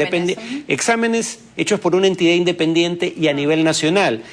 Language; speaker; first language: Spanish; native; Spanish